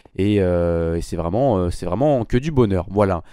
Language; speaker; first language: French; native; French